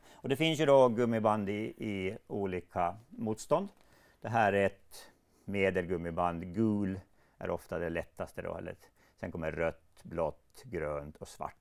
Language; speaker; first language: Swedish; native; Swedish